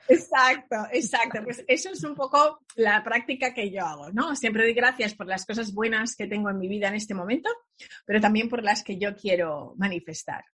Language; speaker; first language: Spanish; early bilingual, other home language; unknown